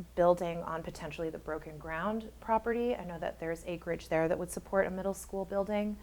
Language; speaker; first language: English; native; English